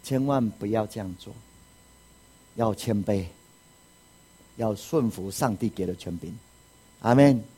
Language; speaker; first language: Chinese; native; Chinese